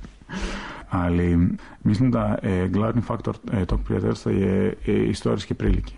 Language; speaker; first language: Serbian; non-native, fluent; Greek